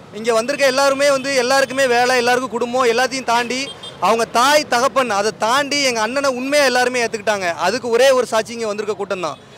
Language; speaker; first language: Tamil; native; Tamil